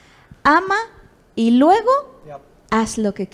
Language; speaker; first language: Spanish; native; Spanish